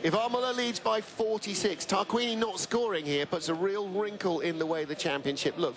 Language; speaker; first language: English; native; English